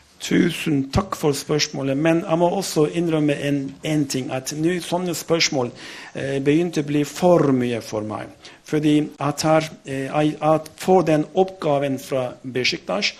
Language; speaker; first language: Norwegian; non-native, fluent; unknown